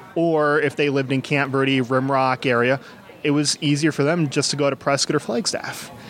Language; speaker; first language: English; native; English